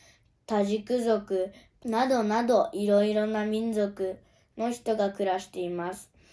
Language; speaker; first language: Japanese; early bilingual, other home language; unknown